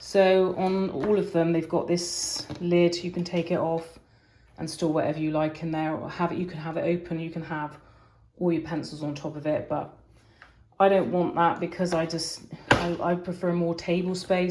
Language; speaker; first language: English; native; English